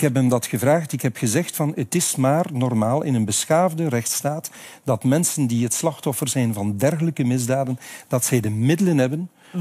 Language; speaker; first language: Dutch; native; Dutch